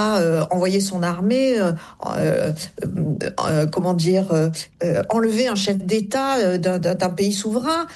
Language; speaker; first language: French; native; French